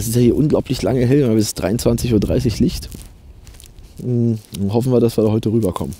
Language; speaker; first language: German; native; German